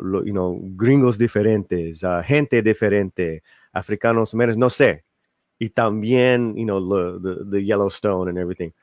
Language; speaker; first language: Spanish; early bilingual, heritage; Spanish